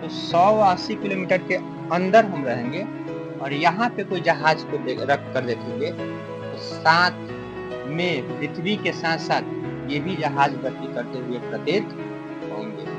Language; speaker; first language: Hindi; native; Hindi